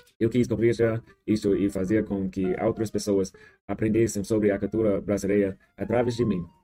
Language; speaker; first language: Portuguese; non-native, learner; English